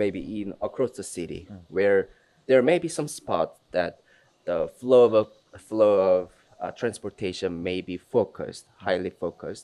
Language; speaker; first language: English; non-native, fluent; Korean